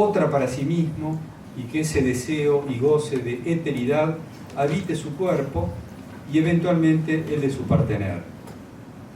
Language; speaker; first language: Spanish; native; Spanish